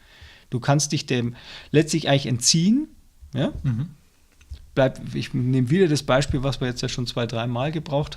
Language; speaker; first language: German; native; German